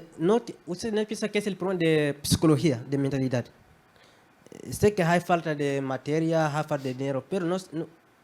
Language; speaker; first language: Spanish; non-native, fluent; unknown